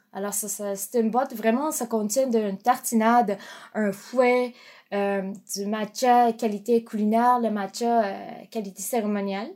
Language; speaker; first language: French; non-native, fluent; Japanese